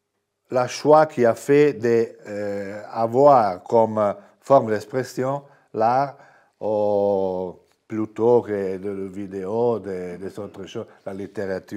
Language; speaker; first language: French; non-native, fluent; Italian